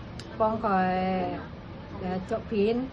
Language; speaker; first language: Cantonese; non-native, learner; Indonesian